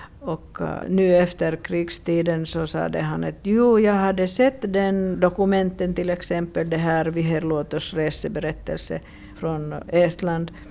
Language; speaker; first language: Swedish; non-native, local second language; Finnish